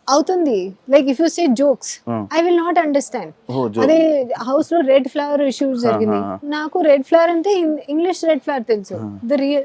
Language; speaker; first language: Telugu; non-native, learner; Hindi